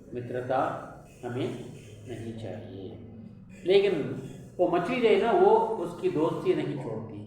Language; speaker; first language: Hindi; non-native, local second language; Tamil